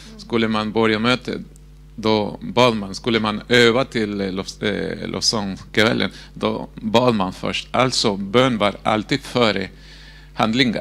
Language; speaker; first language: Swedish; non-native, fluent; Spanish